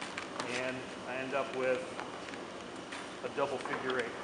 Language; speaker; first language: English; native; English